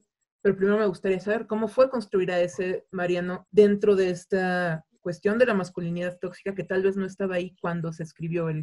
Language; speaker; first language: Spanish; native; Spanish